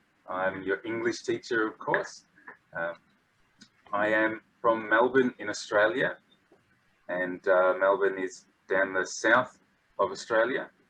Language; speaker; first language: English; non-native, fluent; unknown